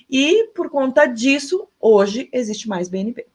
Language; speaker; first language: Portuguese; native; Portuguese